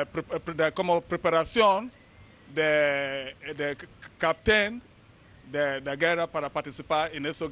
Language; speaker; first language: Spanish; non-native, learner; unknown